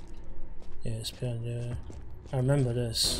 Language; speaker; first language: English; native; English